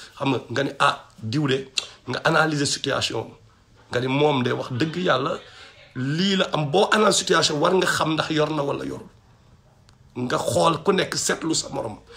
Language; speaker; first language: Wolof; non-native, local second language; Fula